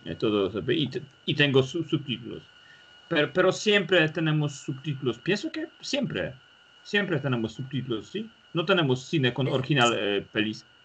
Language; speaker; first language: Spanish; non-native, learner; Polish